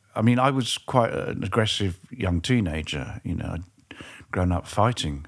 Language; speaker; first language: English; early bilingual, other home language; French